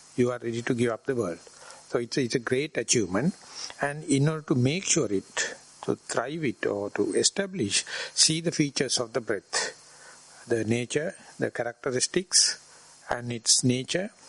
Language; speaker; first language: English; non-native, local second language; Sinhala